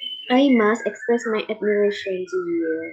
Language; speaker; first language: English; non-native, fluent; Indonesian